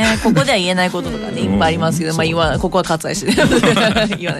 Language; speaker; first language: Japanese; native; Japanese